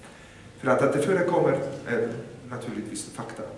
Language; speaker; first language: Swedish; non-native, fluent; Polish